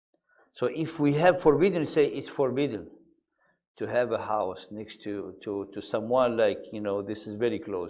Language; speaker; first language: English; non-native, fluent; Arabic